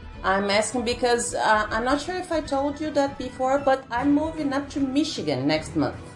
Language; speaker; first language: English; non-native, fluent; Portuguese